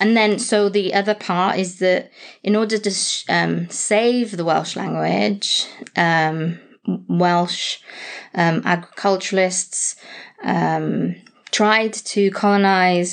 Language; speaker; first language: English; native; English